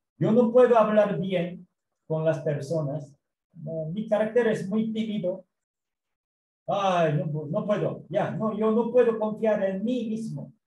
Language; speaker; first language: Spanish; non-native, learner; Korean